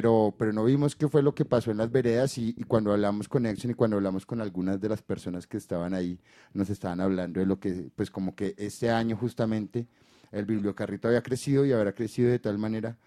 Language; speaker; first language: Spanish; native; Spanish